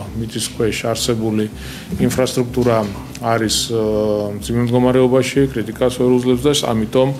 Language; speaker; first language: Georgian; native; Georgian